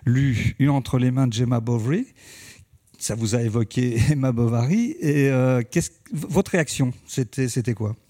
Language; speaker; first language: French; native; French